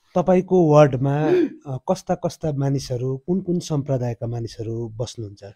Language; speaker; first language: Nepali; native; Nepali